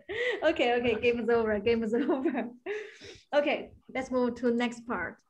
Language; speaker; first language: English; non-native, fluent; Chinese